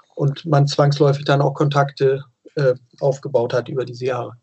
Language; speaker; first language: German; native; German